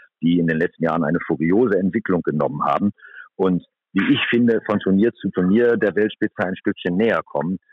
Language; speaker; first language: German; native; German